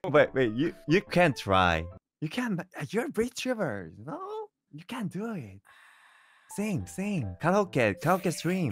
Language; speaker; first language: English; non-native, learner; Korean